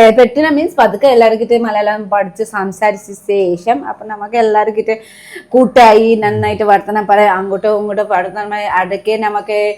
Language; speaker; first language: Malayalam; non-native, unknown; Nepali